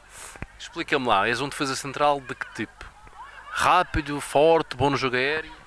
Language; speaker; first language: Portuguese; native; Portuguese